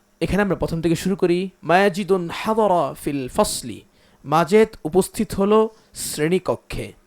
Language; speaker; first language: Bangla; native; Bangla